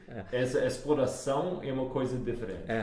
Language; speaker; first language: Portuguese; non-native, fluent; English